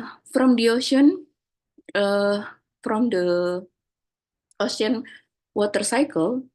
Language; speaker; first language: English; non-native, fluent; Indonesian